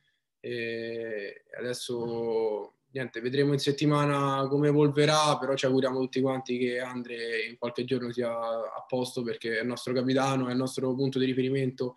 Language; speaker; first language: Italian; native; Italian